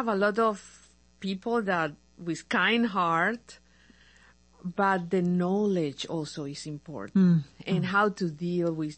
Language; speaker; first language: English; non-native, fluent; Spanish